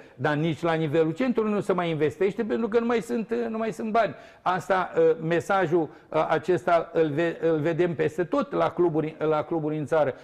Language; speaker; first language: Romanian; native; Romanian